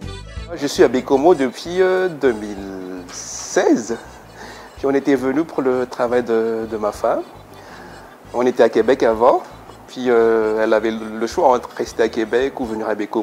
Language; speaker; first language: French; non-native, local second language; Malagasy